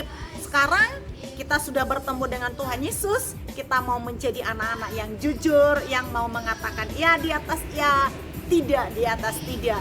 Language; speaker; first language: Indonesian; native; Indonesian